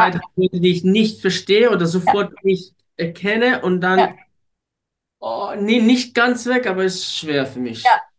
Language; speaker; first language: German; non-native, fluent; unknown